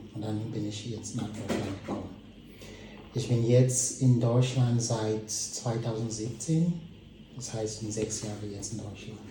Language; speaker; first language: German; non-native, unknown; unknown